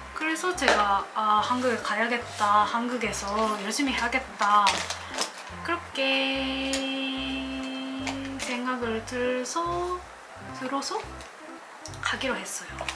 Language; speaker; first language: Korean; non-native, learner; Japanese